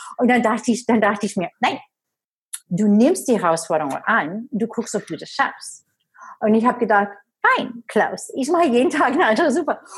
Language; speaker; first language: German; non-native, fluent; English